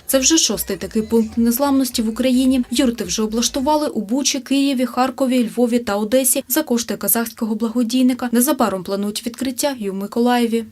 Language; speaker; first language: Ukrainian; native; Ukrainian